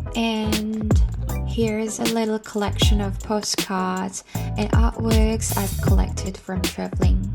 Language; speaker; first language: English; non-native, fluent; Korean